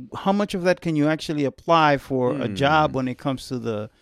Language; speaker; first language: English; early bilingual, other home language; Spanish